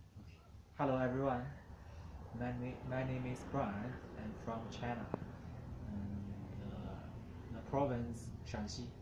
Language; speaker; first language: English; non-native, learner; Chinese